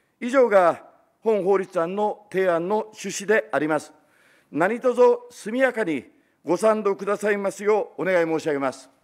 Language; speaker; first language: Japanese; native; Japanese